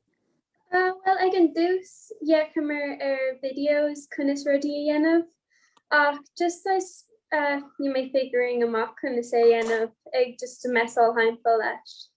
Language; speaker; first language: Irish; non-native, local second language; English